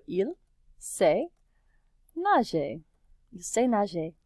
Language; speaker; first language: French; non-native, fluent; English